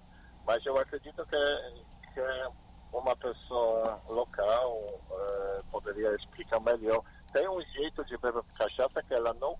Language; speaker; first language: Portuguese; non-native, learner; Polish